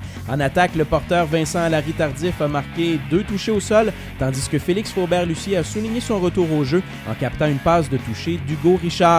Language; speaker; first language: French; native; French